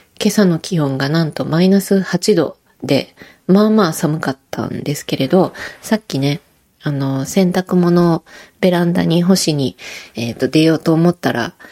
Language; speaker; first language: Japanese; native; Japanese